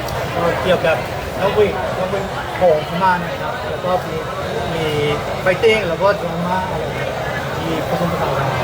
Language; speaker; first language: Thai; non-native, fluent; Burmese